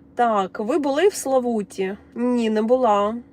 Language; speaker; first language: Ukrainian; non-native, local second language; Russian